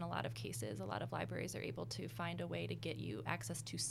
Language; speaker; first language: English; native; English